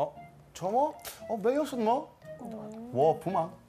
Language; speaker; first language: Chinese; non-native, learner; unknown